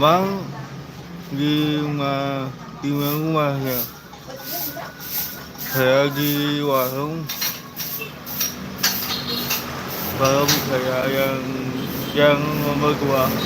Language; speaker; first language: Indonesian; non-native, local second language; Balinese